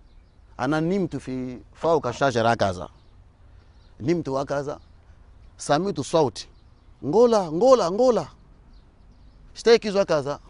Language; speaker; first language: Arabic; non-native, learner; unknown